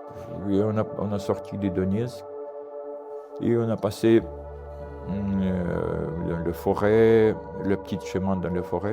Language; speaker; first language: French; non-native, fluent; Russian